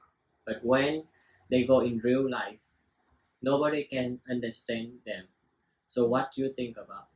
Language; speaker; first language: English; non-native, learner; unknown